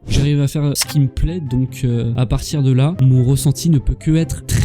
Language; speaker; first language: French; native; French